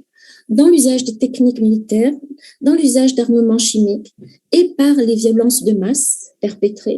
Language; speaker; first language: French; native; French